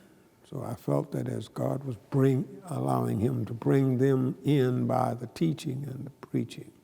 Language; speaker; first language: English; native; English